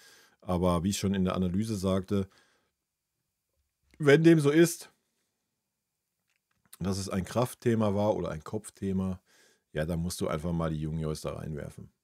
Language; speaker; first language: German; native; German